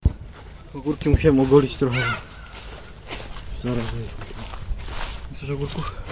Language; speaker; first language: Polish; native; Polish